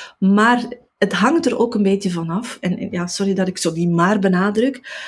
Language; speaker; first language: Dutch; native; Dutch